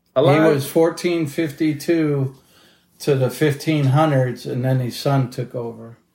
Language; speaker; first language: English; native; English